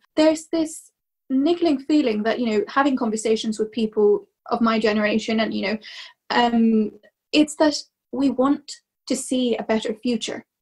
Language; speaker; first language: English; native; English